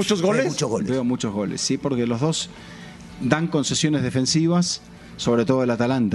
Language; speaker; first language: Spanish; native; Spanish